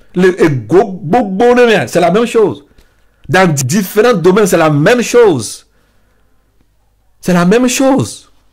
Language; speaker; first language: French; non-native, local second language; Ewe